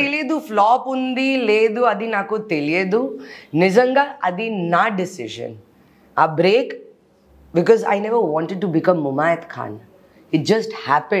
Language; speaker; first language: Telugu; non-native, learner; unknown